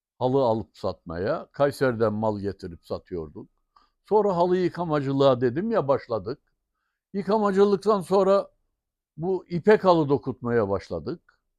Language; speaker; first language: Turkish; native; Turkish